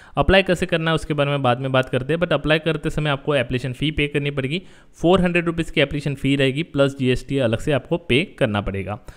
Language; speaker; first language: Hindi; native; Hindi